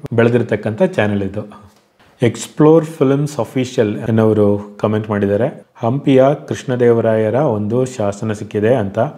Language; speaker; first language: Kannada; native; Kannada